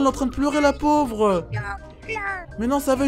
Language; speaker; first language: French; native; French